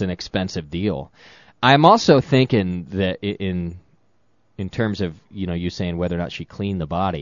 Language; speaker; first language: English; native; English